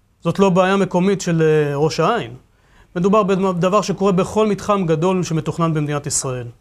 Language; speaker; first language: Hebrew; native; Hebrew